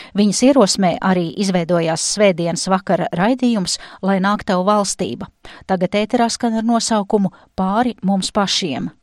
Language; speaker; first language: Latvian; native; Latvian